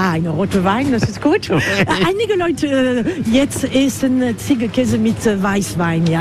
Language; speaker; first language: German; non-native, learner; French